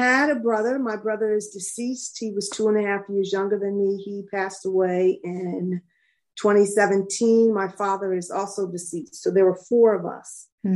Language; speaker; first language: English; native; English